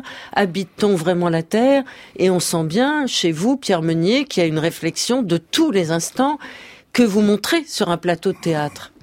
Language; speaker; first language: French; native; French